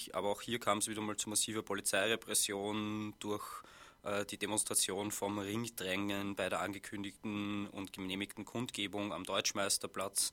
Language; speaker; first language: German; native; German